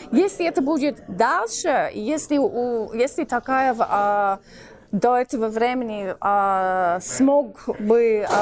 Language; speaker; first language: Russian; non-native, fluent; English